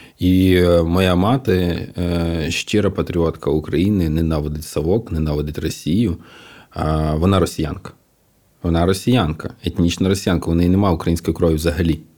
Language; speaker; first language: Ukrainian; non-native, local second language; Russian